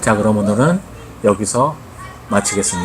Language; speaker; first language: Korean; native; Korean